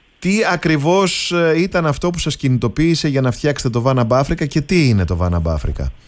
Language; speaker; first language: Greek; native; Greek